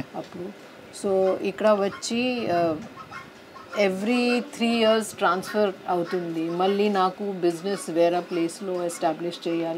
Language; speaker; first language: Telugu; non-native, learner; Hindi